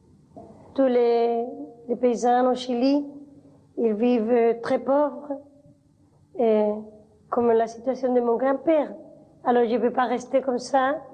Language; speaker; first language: French; non-native, fluent; Spanish